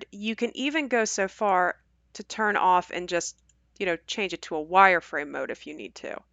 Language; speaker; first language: English; native; English